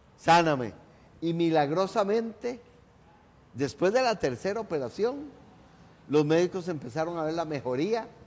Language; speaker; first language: Spanish; native; Spanish